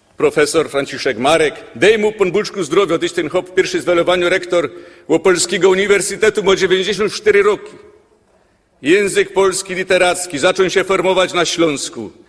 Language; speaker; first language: Polish; native; Polish